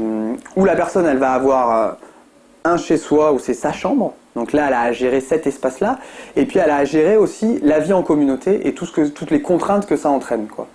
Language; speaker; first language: French; native; French